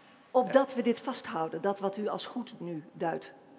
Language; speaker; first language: Dutch; native; Dutch